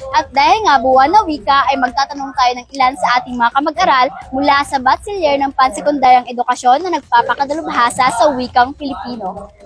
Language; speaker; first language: Filipino; non-native, local second language; Aklanon